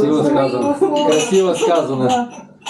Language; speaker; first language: Russian; native; Russian